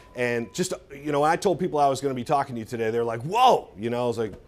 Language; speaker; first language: English; native; English